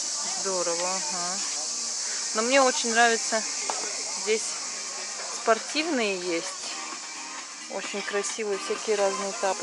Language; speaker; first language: Russian; native; Russian